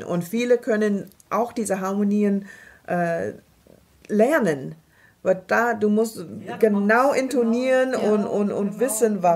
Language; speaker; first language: German; non-native, fluent; English